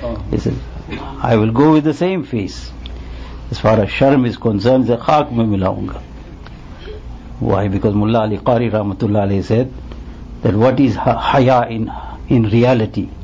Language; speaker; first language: English; native; English